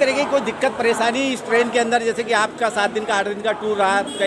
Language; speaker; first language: Hindi; native; Hindi